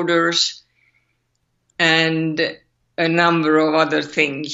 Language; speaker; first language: English; non-native, fluent; Finnish